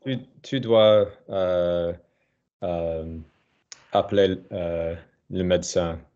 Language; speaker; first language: French; non-native, learner; English